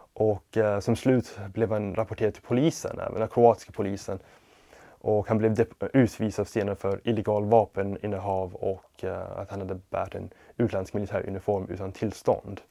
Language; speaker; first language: Swedish; non-native, fluent; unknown